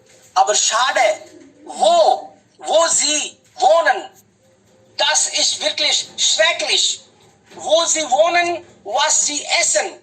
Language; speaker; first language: German; non-native, fluent; Hindi